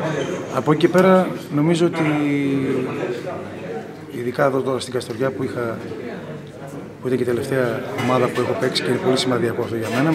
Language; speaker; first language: Greek; native; Greek